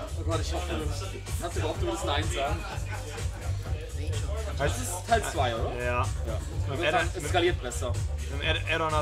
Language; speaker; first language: German; native; German